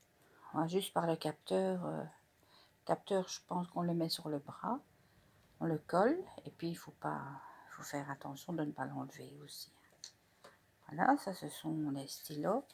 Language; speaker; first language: French; native; French